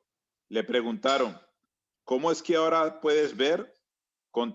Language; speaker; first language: Spanish; native; Spanish